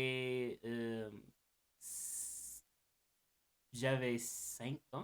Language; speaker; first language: French; non-native, learner; English